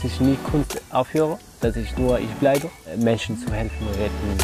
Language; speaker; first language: German; non-native, learner; Kurdish